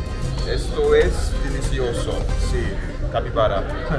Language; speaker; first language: Spanish; non-native, learner; English